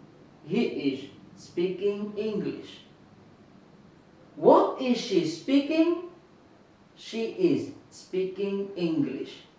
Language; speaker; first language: English; non-native, fluent; Indonesian